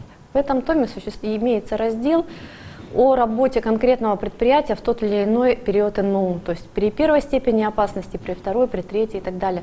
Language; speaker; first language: Russian; native; Russian